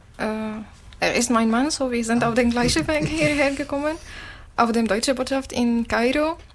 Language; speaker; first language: German; non-native, learner; Arabic